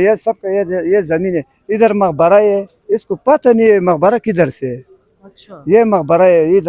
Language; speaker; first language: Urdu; non-native, local second language; Pashto